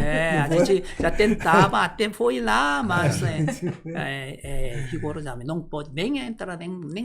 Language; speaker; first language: Portuguese; non-native, learner; Korean